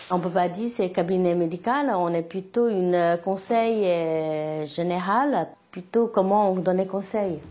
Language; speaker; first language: French; non-native, learner; Chinese